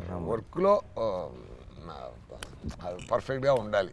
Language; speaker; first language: Telugu; non-native, learner; Tamil